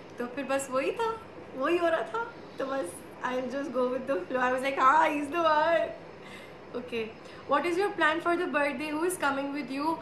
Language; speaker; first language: Urdu; native; Urdu